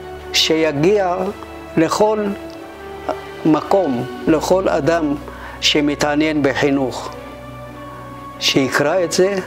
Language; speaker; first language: Hebrew; non-native, fluent; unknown